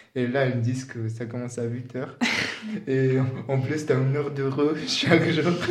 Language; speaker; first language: French; non-native, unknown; Georgian